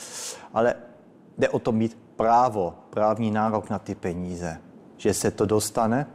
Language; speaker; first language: Czech; early bilingual, heritage; Czech